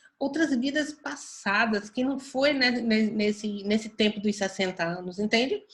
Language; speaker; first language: Portuguese; native; Portuguese